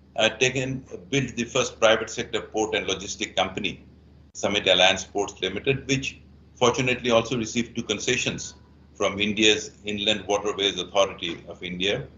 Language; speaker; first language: English; non-native, fluent; Bangla